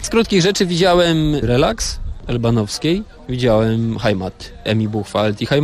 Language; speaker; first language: Polish; native; Polish